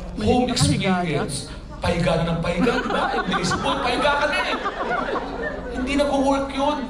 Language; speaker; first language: Filipino; native; Filipino